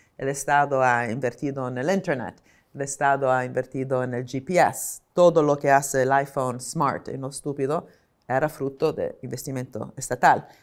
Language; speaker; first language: Spanish; non-native, fluent; Italian